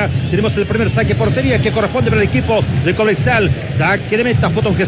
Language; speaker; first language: Spanish; native; Spanish